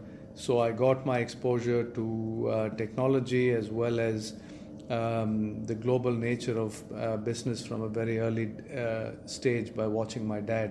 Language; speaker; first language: English; non-native, local second language; Tamil